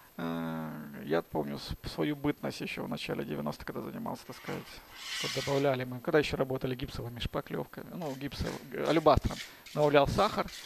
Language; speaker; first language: Russian; native; Russian